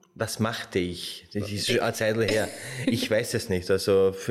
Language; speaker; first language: German; non-native, fluent; Slovenian